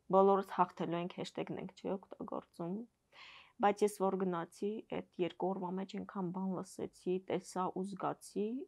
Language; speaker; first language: Armenian; native; Armenian